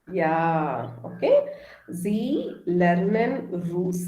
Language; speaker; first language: German; non-native, fluent; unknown